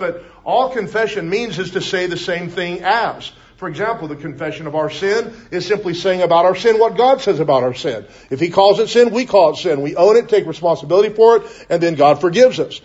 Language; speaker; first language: English; native; English